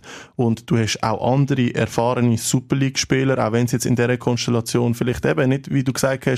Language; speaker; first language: German; native; German